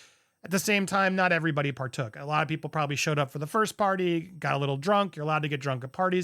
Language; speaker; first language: English; native; English